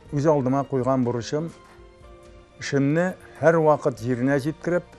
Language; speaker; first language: Tatar; native; Tatar